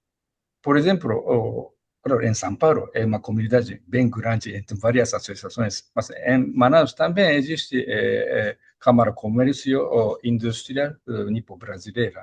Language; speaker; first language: Portuguese; non-native, fluent; Japanese